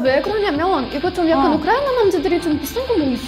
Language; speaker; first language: Korean; non-native, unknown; Ukrainian